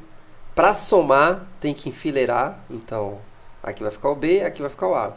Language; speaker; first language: Portuguese; native; Portuguese